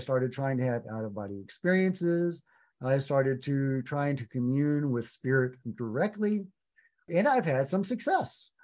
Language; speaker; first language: English; native; English